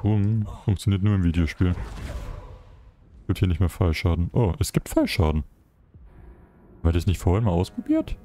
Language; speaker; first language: German; native; German